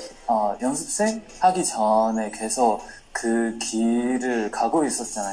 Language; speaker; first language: Korean; non-native, fluent; Chinese